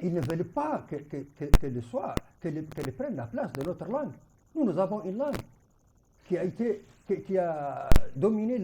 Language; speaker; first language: French; non-native, local second language; Arabic